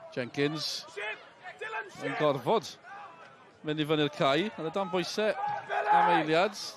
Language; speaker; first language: Welsh; native; Welsh